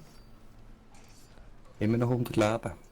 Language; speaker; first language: German; native; German